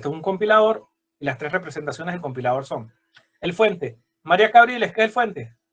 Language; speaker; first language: Spanish; native; Spanish